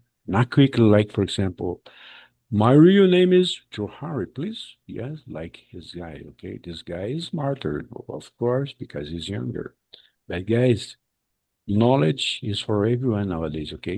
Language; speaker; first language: English; non-native, fluent; Portuguese